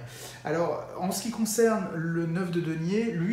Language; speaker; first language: French; native; French